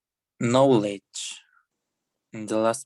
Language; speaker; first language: English; non-native, learner; Spanish